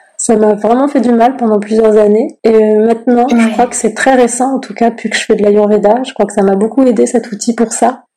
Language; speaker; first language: French; native; French